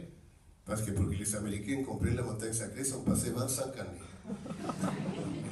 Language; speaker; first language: French; non-native, fluent; Spanish